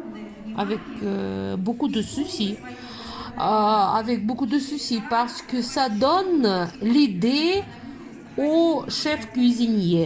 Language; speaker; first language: French; non-native, fluent; Russian